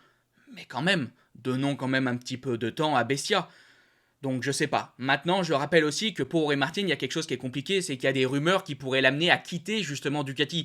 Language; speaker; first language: French; native; French